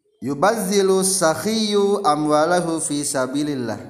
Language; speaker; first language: Arabic; non-native, fluent; Indonesian